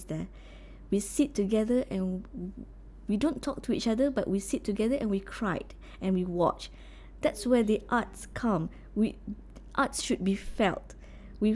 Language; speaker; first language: English; non-native, local second language; Malay